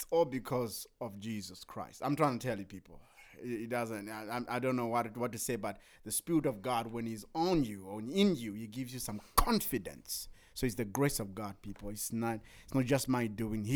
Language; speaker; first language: English; non-native, local second language; Shona